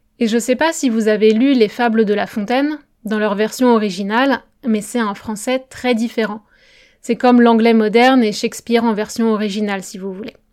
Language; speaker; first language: French; native; French